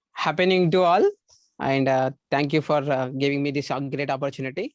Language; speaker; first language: English; non-native, local second language; Telugu